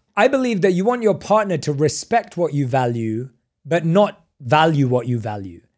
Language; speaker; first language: English; native; English